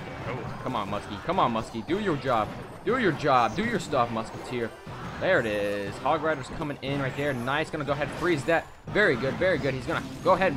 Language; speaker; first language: English; native; English